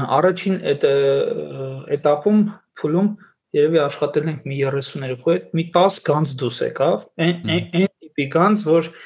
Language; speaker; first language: Armenian; native; Armenian